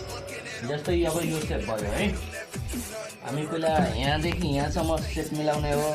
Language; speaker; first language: Nepali; native; Nepali